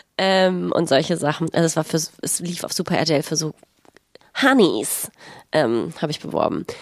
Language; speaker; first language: German; native; German